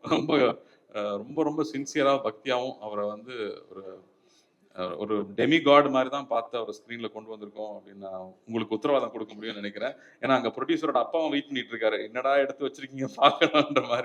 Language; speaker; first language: Tamil; native; Tamil